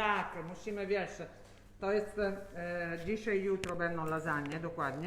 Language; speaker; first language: Polish; non-native, fluent; Italian